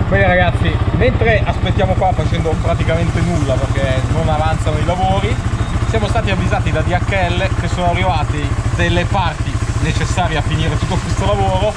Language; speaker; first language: Italian; native; Italian